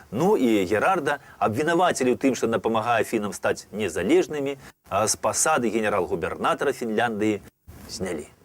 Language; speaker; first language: Belarusian; native; Belarusian